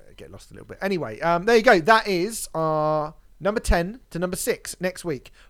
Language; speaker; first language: English; native; English